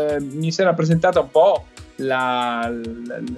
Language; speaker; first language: Italian; native; Italian